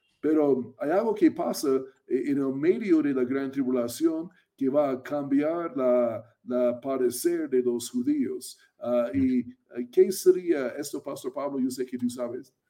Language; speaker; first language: Spanish; non-native, fluent; English